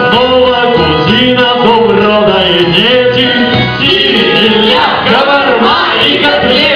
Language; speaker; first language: Bulgarian; early bilingual, heritage; Bulgarian